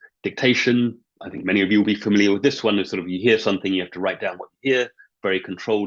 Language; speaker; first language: English; native; English